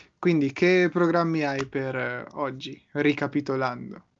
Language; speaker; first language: Italian; native; Italian